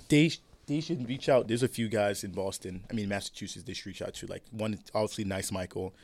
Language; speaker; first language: English; early bilingual, other home language; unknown